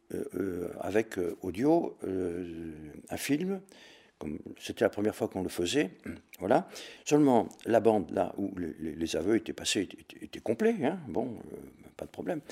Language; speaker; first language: French; native; French